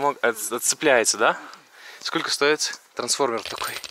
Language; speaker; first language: Russian; native; Russian